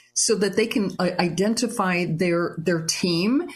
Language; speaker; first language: English; native; English